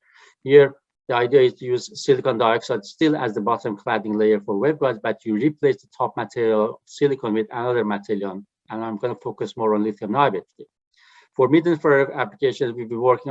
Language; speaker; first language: English; non-native, fluent; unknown